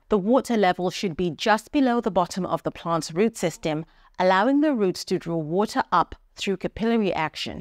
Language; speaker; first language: English; native; English